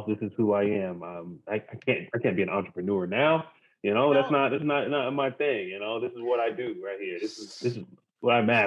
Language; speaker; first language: English; native; English